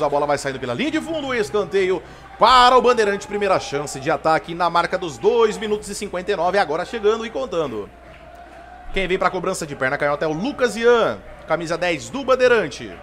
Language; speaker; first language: Portuguese; native; Portuguese